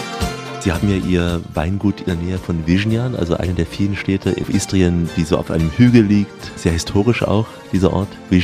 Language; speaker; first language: German; native; German